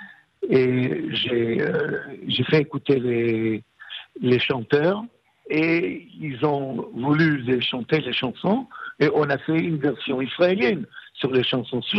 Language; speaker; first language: French; non-native, fluent; Hebrew